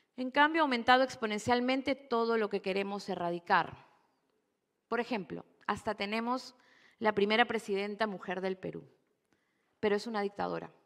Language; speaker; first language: Spanish; native; Spanish